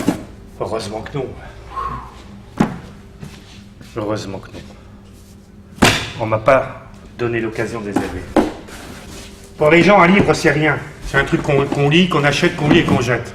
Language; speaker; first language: French; native; French